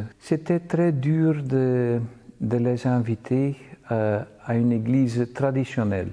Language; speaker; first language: French; non-native, fluent; Dutch